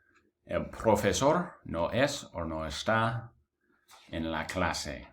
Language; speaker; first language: Spanish; non-native, fluent; English